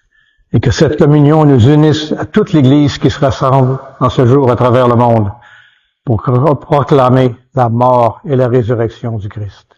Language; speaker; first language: French; native; French